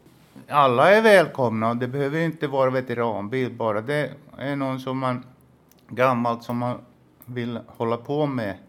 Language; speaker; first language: Swedish; non-native, local second language; Finnish